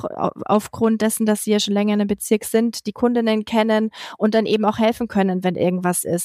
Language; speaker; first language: German; native; German